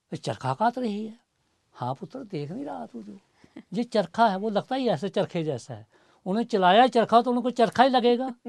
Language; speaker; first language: Hindi; native; Hindi